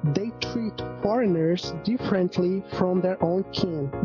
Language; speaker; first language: English; non-native, fluent; Portuguese